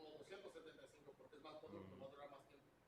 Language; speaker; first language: Spanish; native; Spanish